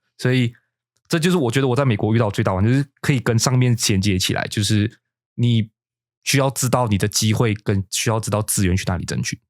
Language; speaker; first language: Chinese; native; Chinese